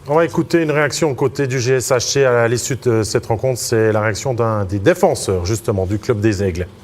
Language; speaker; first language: French; native; French